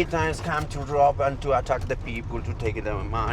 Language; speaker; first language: English; non-native, fluent; Spanish